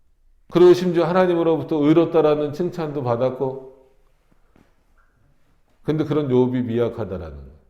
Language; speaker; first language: Korean; native; Korean